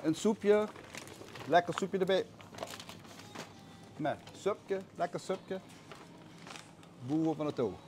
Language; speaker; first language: Dutch; native; Dutch